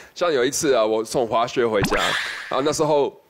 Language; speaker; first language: Chinese; non-native, fluent; English